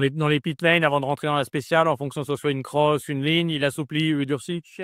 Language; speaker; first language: French; native; French